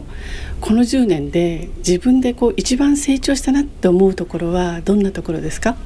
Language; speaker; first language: Japanese; native; Japanese